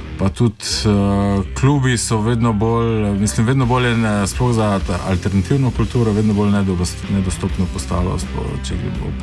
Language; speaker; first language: Slovenian; native; Slovenian